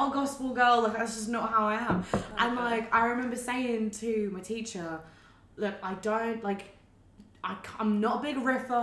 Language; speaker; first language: English; native; English